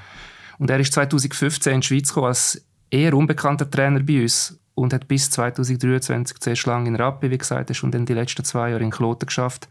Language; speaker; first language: German; native; German